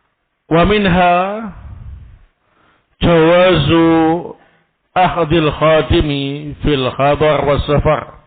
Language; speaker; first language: Arabic; non-native, fluent; Indonesian